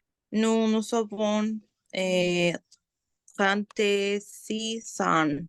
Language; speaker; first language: French; non-native, learner; Spanish